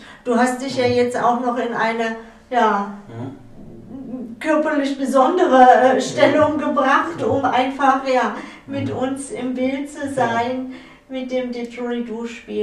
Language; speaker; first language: German; native; German